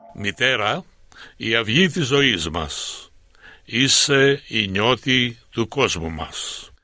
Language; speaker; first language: Greek; native; Greek